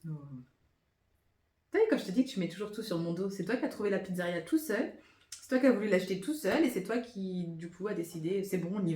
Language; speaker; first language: French; native; French